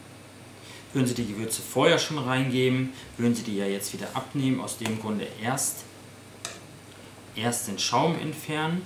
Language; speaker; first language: German; native; German